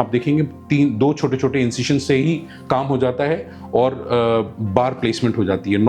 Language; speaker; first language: Hindi; native; Hindi